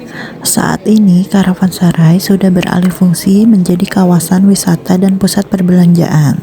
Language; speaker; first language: Indonesian; native; Indonesian